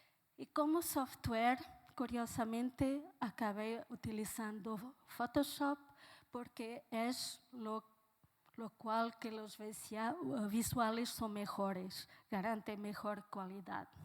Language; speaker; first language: Spanish; non-native, fluent; Portuguese